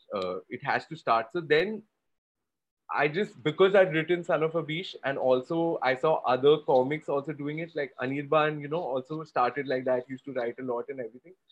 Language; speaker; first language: English; non-native, local second language; Gujarati